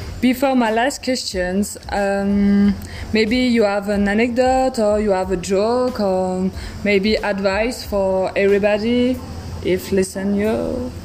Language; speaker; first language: English; non-native, learner; French